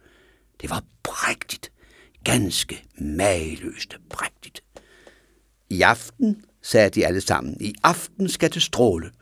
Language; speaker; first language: Danish; native; Danish